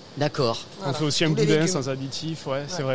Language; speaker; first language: French; native; French